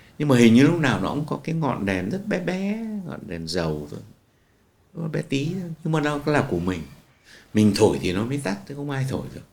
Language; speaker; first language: Vietnamese; native; Vietnamese